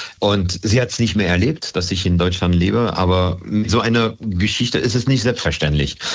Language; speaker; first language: German; non-native, fluent; French